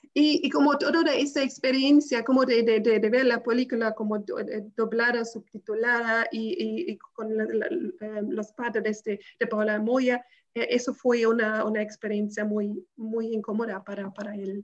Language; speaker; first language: Spanish; non-native, fluent; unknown